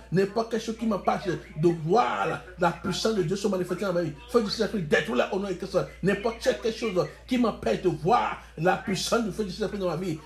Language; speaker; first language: French; non-native, local second language; Yoruba